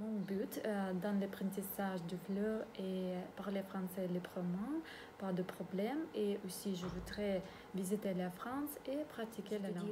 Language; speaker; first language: French; non-native, learner; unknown